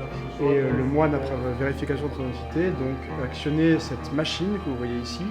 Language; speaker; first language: French; native; French